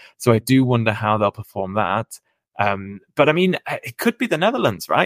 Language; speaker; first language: English; native; English